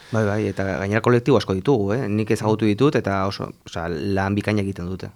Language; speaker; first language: Basque; non-native, local second language; Spanish